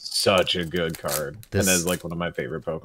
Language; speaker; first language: English; native; English